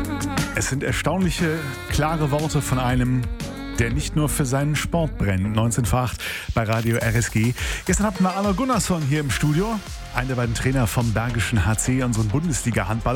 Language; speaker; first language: German; native; German